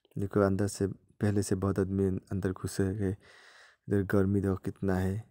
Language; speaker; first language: Hindi; non-native, local second language; Bangla